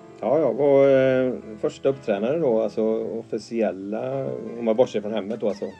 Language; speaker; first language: Swedish; native; Swedish